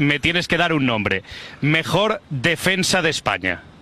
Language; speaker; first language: Spanish; native; Spanish